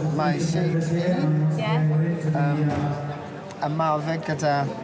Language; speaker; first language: Welsh; non-native, learner; English